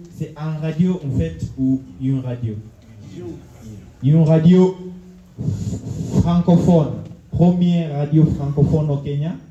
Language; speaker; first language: French; non-native, fluent; Swahili